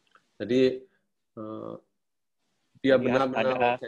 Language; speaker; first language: Indonesian; non-native, fluent; German